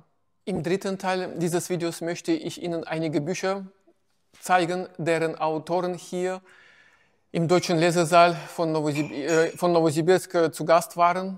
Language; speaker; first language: German; non-native, fluent; Russian